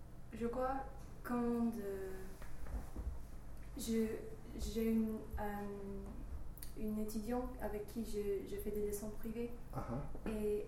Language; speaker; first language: French; non-native, learner; English